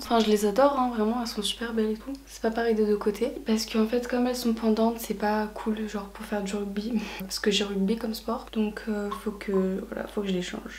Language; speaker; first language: French; native; French